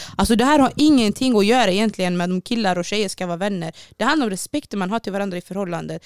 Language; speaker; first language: Swedish; early bilingual, other home language; Baluchi